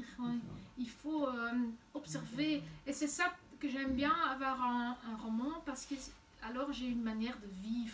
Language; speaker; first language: French; non-native, local second language; Dutch